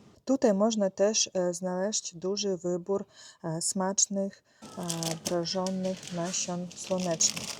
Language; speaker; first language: Polish; non-native, learner; Russian